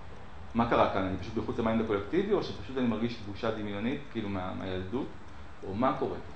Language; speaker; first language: Hebrew; native; Hebrew